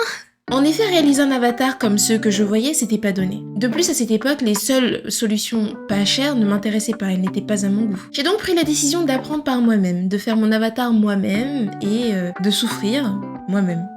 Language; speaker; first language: French; native; French